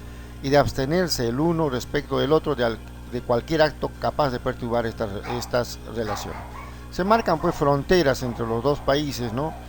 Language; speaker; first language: Spanish; native; Spanish